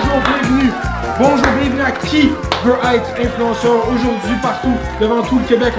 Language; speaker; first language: French; native; French